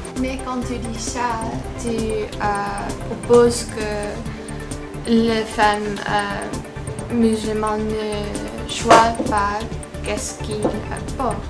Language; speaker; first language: French; non-native, learner; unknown